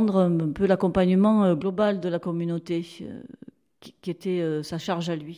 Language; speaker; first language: French; native; French